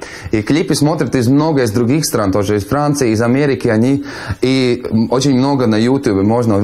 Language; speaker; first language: Russian; non-native, fluent; Latvian